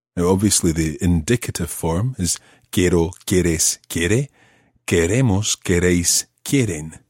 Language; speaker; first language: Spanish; non-native, fluent; English